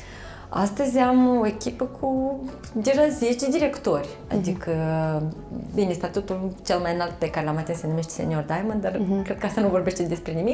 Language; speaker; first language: Romanian; native; Romanian